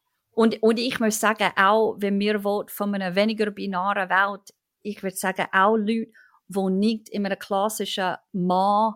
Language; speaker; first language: German; non-native, fluent; English